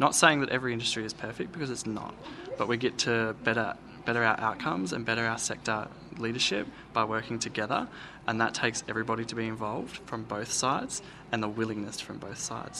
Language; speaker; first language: English; native; English